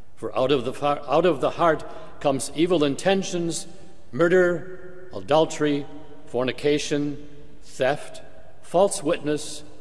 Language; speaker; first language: English; native; English